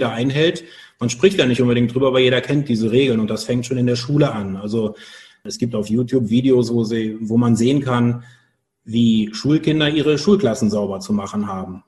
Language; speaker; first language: German; native; German